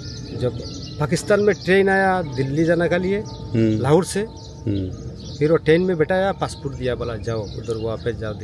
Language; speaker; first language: Hindi; non-native, fluent; Pashto